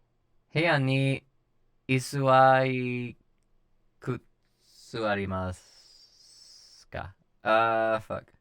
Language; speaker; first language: Japanese; non-native, learner; English